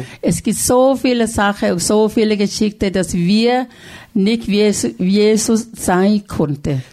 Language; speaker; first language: German; non-native, fluent; Thai